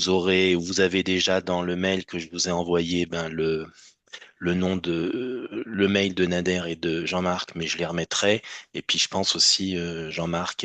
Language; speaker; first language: French; native; French